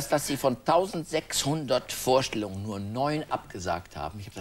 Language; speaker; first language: German; native; German